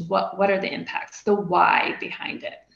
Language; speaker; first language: English; native; English